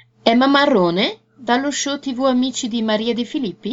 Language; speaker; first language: Italian; native; Italian